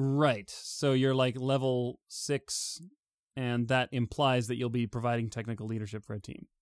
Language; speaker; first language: English; native; English